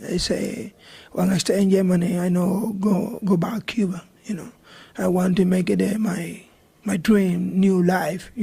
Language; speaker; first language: English; non-native, learner; Spanish